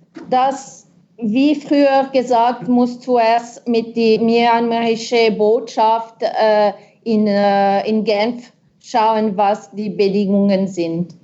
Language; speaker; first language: German; non-native, local second language; French